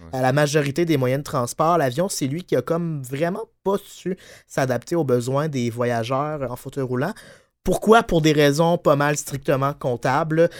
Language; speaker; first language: French; native; French